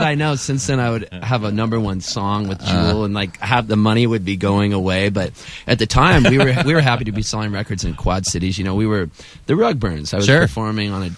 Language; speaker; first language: English; native; English